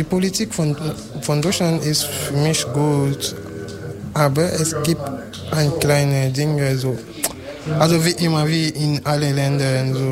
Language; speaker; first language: German; non-native, learner; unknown